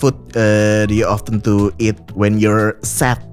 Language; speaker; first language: English; non-native, fluent; Indonesian